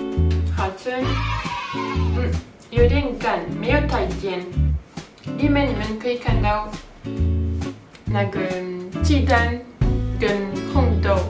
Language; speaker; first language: Chinese; non-native, learner; French